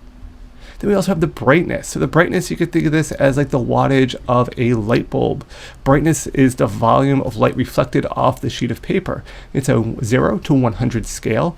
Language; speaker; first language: English; native; English